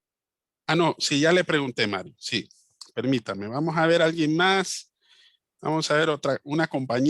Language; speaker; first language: Spanish; native; Spanish